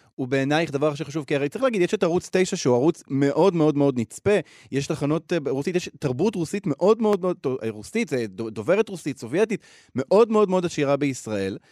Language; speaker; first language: Hebrew; native; Hebrew